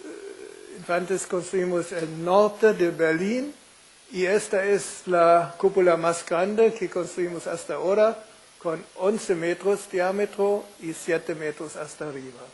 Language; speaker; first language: Spanish; non-native, fluent; German